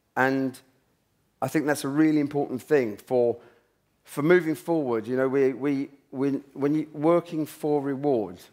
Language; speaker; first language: English; native; English